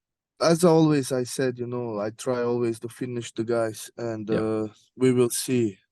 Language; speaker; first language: English; non-native, learner; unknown